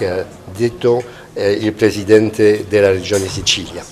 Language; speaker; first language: Italian; non-native, fluent; Spanish